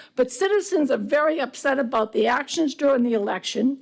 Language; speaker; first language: English; native; English